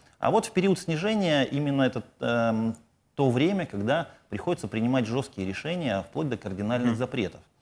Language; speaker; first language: Russian; native; Russian